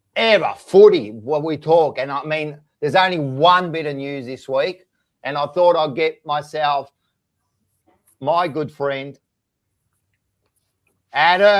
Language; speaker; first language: English; native; English